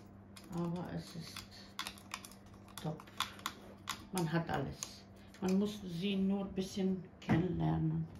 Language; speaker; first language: German; non-native, learner; Bosnian